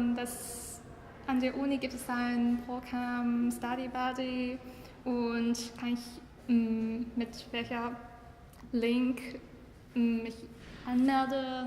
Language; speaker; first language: German; non-native, learner; Chinese